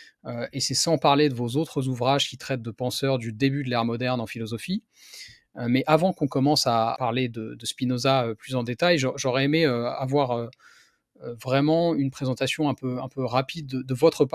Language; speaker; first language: French; native; French